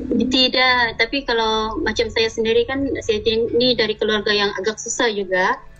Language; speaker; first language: Malay; native; Malay